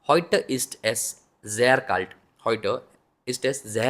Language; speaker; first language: German; non-native, learner; Hindi